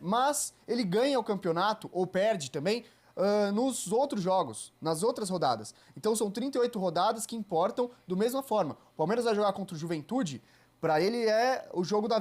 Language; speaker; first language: Portuguese; native; Portuguese